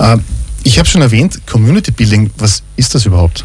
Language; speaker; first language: German; native; German